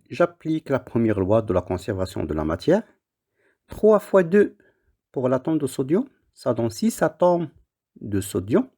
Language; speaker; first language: French; non-native, local second language; Arabic